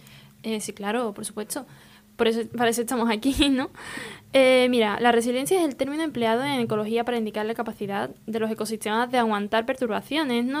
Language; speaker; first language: Spanish; native; Spanish